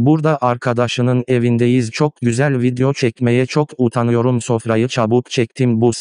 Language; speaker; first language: Turkish; non-native, fluent; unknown